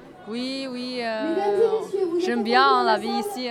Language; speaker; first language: French; non-native, learner; Chinese